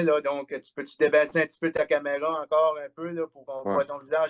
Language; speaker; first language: French; native; French